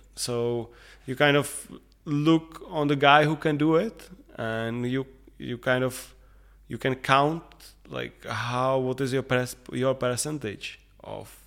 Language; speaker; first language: English; non-native, fluent; Czech